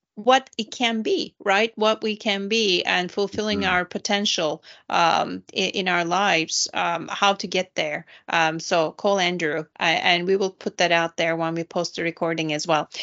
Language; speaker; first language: English; non-native, fluent; Turkish